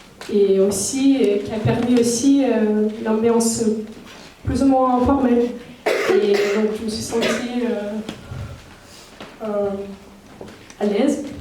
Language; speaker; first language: French; non-native, fluent; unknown